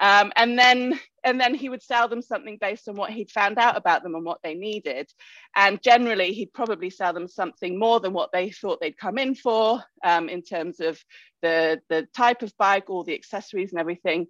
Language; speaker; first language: English; native; English